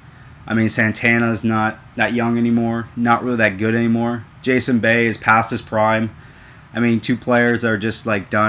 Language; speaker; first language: English; native; English